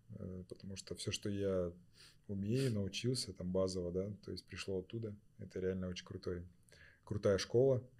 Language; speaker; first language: Russian; native; Russian